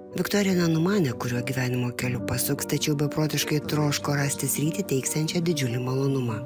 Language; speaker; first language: Lithuanian; native; Lithuanian